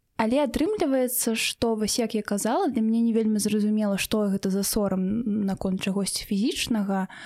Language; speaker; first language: Belarusian; non-native, local second language; Russian